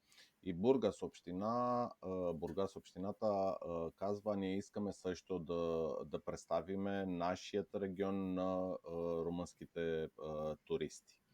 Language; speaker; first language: Bulgarian; non-native, fluent; Romanian